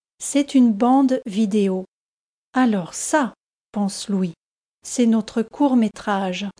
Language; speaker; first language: French; native; French